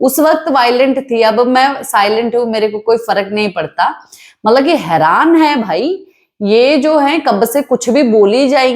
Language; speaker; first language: Hindi; native; Hindi